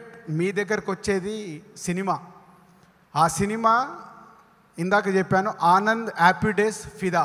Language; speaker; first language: Telugu; native; Telugu